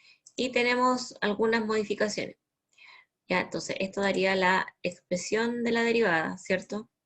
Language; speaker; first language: Spanish; native; Spanish